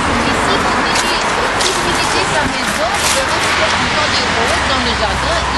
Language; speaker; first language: French; non-native, fluent; German